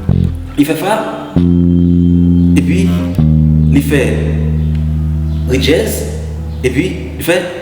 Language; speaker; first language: French; non-native, learner; Haitian Creole